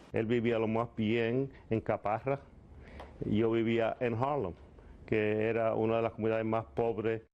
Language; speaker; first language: Spanish; early bilingual, heritage; Spanish